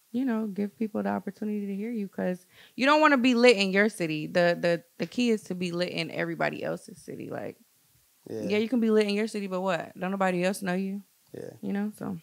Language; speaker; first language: English; native; English